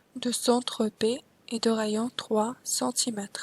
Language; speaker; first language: French; non-native, local second language; Arabic